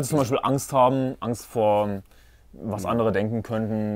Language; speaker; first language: German; native; German